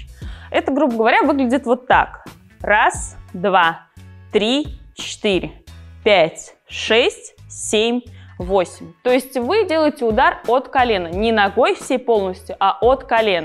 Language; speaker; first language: Russian; native; Russian